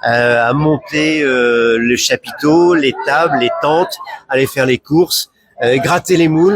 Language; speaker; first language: French; native; French